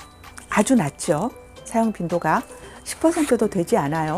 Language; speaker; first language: Korean; native; Korean